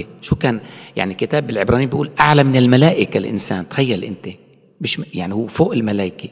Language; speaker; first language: Arabic; native; Arabic